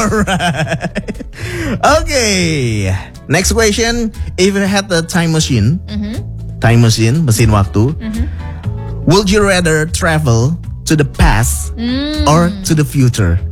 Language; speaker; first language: English; non-native, fluent; Indonesian